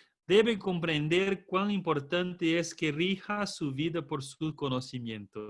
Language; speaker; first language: Spanish; non-native, fluent; Portuguese